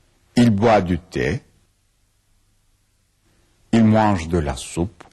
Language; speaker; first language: French; non-native, fluent; Turkish